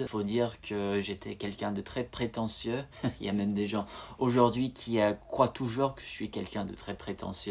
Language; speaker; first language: French; non-native, fluent; English